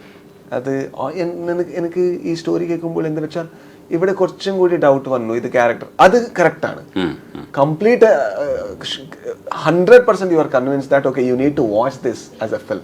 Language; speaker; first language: Malayalam; non-native, local second language; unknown